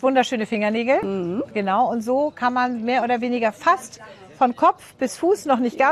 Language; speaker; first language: German; native; German